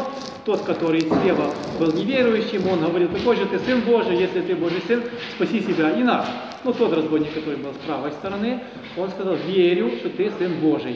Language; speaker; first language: Russian; native; Russian